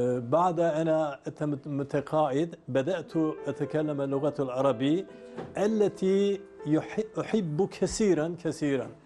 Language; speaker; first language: Arabic; non-native, learner; Turkish